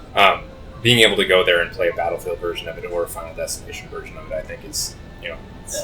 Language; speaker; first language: English; native; English